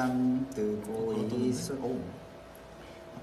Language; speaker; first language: Korean; non-native, fluent; Vietnamese